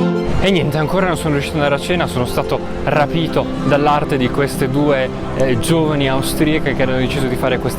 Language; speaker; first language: Italian; native; Italian